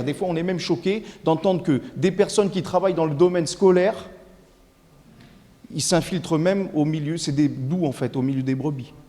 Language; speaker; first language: French; native; French